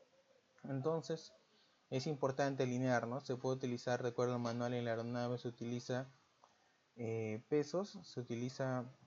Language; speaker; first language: Spanish; native; Spanish